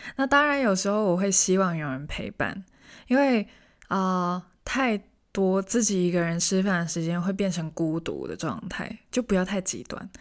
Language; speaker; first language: Chinese; non-native, local second language; Cantonese